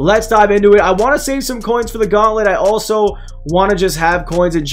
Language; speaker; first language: English; native; English